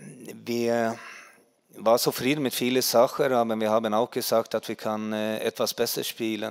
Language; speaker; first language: German; non-native, fluent; Swedish